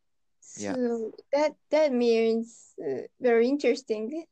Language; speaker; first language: English; non-native, learner; Japanese